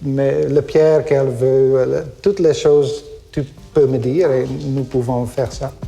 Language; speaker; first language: French; non-native, fluent; Dutch